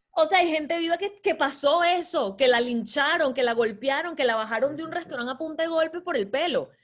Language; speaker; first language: Spanish; native; Spanish